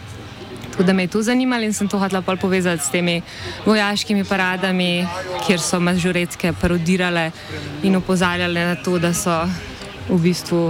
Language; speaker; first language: Slovenian; native; Slovenian